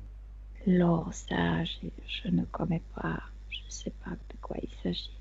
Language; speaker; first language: French; non-native, fluent; Spanish